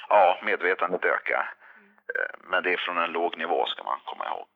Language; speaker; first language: Swedish; native; Swedish